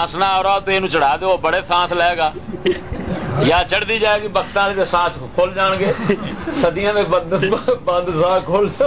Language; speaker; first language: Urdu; non-native, local second language; Punjabi